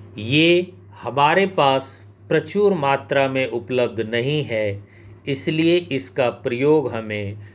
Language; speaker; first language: Hindi; native; Hindi